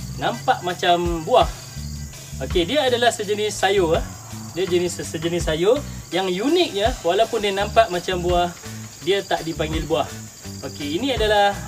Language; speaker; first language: Malay; non-native, local second language; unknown